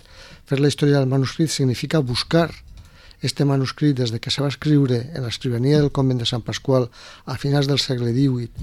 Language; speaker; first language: Catalan; native; Catalan